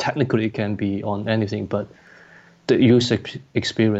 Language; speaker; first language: English; non-native, local second language; Cantonese